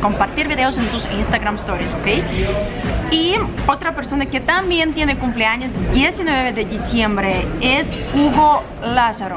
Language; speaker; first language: Spanish; non-native, learner; Russian